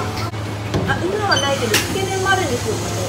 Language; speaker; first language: Japanese; native; Japanese